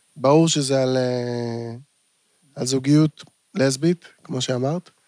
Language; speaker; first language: Hebrew; native; Hebrew